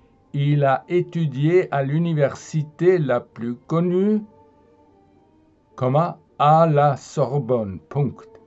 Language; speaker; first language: French; non-native, fluent; German